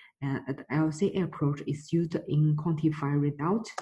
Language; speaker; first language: English; non-native, fluent; Chinese